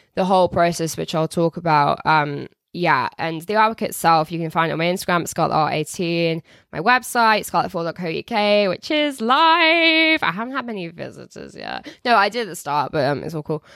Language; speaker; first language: English; native; English